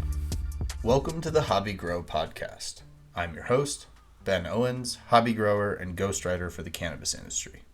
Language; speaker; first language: English; native; English